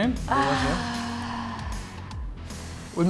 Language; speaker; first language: Korean; non-native, fluent; German